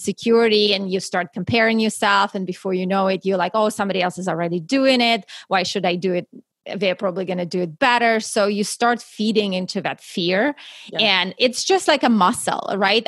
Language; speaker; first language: English; non-native, fluent; Russian